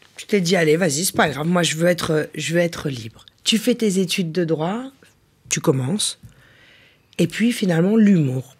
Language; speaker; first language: French; native; French